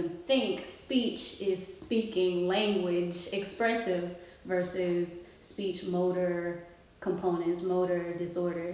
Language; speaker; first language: English; native; English